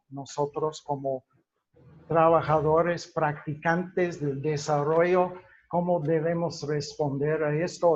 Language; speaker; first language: Spanish; non-native, fluent; English